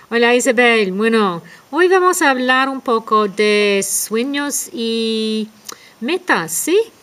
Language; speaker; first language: Spanish; non-native, fluent; English